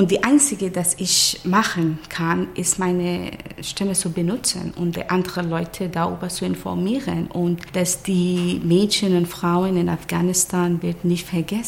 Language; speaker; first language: German; non-native, fluent; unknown